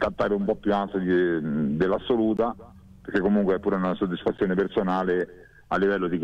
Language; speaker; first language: Italian; native; Italian